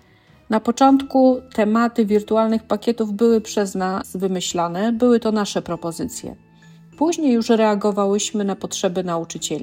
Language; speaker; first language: Polish; native; Polish